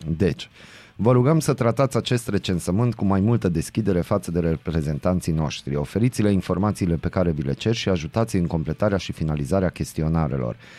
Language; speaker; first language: Romanian; native; Romanian